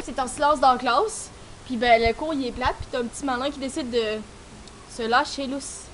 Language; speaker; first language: French; native; French